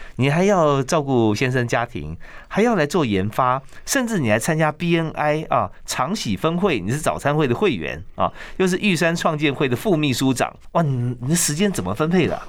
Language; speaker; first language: Chinese; native; Chinese